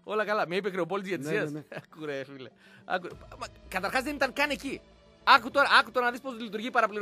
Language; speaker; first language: Greek; native; Greek